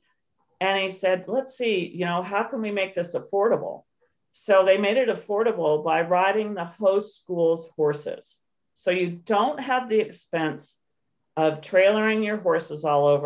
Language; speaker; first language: English; native; English